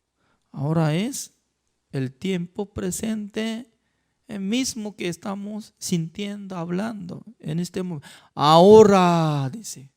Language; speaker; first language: Spanish; non-native, fluent; Korean